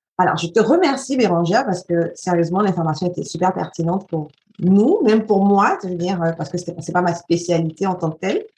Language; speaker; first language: French; native; French